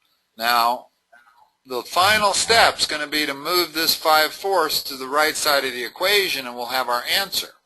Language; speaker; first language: English; native; English